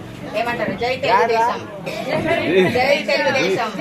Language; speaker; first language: Telugu; native; Telugu